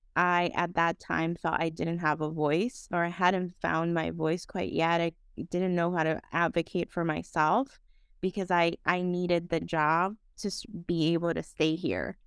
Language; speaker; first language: English; non-native, fluent; Spanish